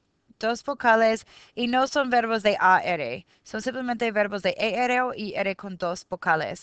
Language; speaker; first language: Spanish; non-native, fluent; English